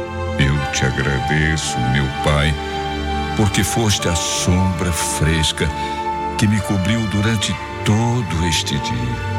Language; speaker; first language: Portuguese; native; Portuguese